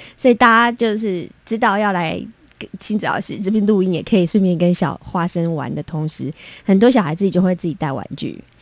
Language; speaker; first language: Chinese; non-native, local second language; Min Nan Chinese